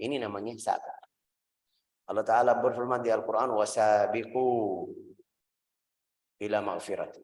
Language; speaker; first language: Indonesian; non-native, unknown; Arabic